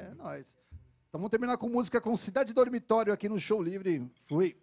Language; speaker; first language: Portuguese; native; Portuguese